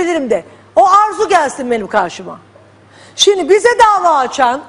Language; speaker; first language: Turkish; native; Turkish